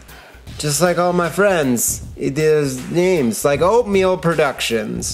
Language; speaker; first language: English; native; English